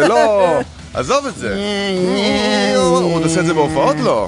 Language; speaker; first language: Hebrew; native; Hebrew